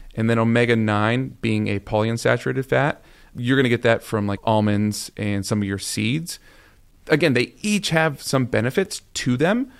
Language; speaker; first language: English; native; English